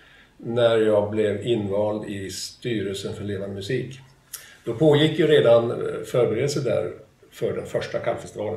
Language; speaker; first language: Swedish; native; Swedish